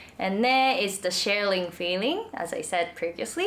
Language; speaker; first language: English; non-native, fluent; Japanese